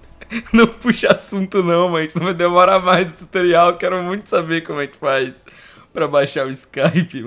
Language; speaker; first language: Portuguese; native; Portuguese